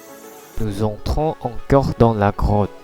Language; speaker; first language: French; non-native, learner; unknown